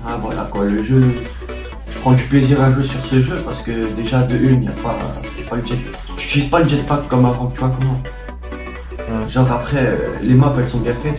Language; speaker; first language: French; native; French